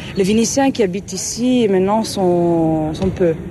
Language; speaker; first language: French; non-native, learner; Italian